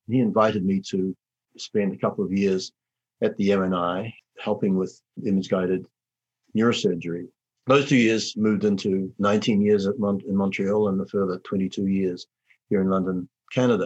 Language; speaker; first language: English; native; English